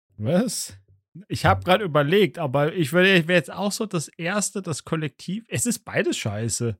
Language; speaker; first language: German; native; German